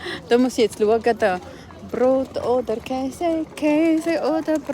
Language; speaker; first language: German; non-native, learner; Cebuano